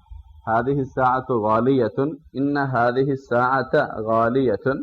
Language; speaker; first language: Arabic; non-native, fluent; Urdu